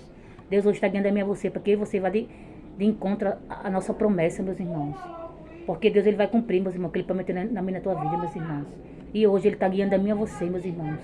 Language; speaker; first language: Portuguese; native; Portuguese